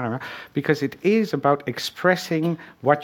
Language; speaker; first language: English; non-native, fluent; Dutch